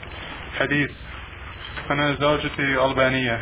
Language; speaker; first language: Arabic; non-native, fluent; English